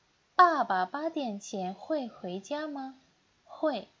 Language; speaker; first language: Chinese; non-native, fluent; Indonesian